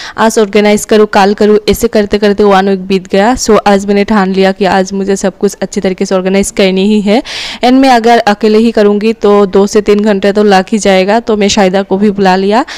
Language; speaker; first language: Hindi; non-native, local second language; Assamese